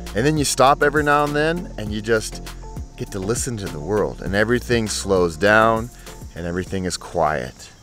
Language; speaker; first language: English; native; English